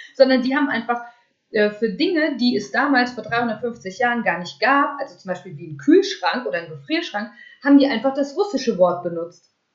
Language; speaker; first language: German; early bilingual, other home language; Russian